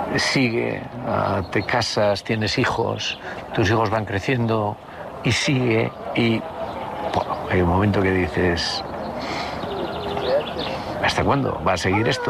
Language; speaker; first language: Spanish; native; Spanish